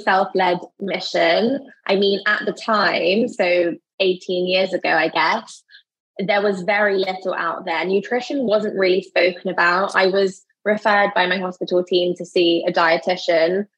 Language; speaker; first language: English; native; English